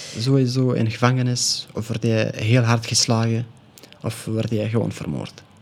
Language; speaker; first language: Dutch; non-native, learner; Pashto